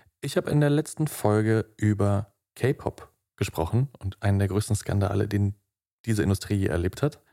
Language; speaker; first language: German; native; German